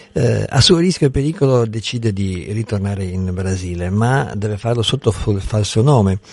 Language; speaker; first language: Italian; non-native, fluent; Portuguese